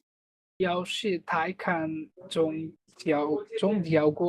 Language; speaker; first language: Chinese; non-native, learner; Bangla